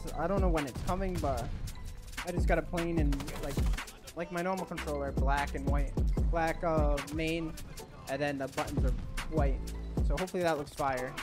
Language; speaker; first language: English; native; English